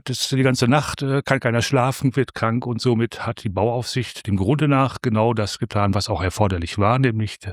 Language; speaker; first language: German; native; German